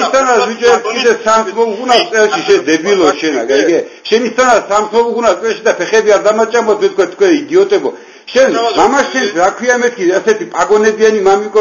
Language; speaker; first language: Georgian; native; Georgian